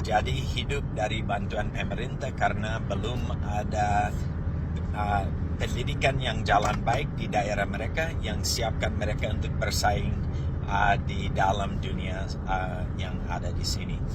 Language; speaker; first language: Indonesian; non-native, fluent; English